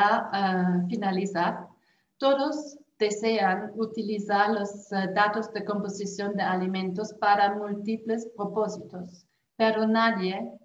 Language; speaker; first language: Spanish; non-native, fluent; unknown